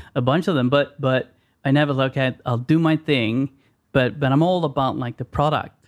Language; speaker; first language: English; non-native, fluent; Swedish